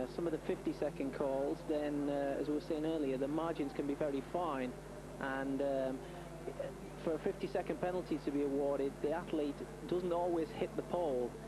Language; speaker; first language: English; native; English